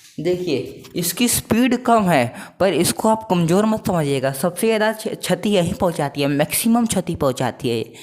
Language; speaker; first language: Hindi; non-native, local second language; Marathi